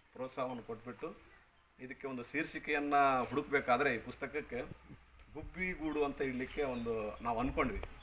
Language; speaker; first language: Kannada; native; Kannada